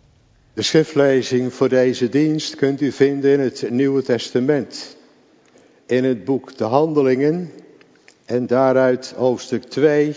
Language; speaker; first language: Dutch; native; Dutch